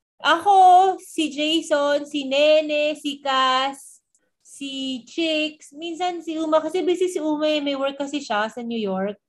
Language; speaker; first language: Filipino; native; Filipino